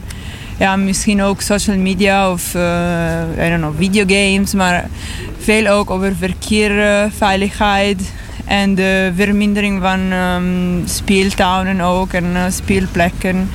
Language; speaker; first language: Dutch; non-native, learner; Italian